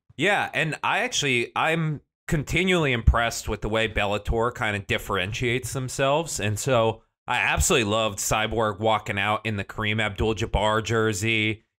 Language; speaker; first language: English; native; English